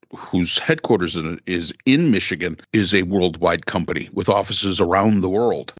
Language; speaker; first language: English; native; English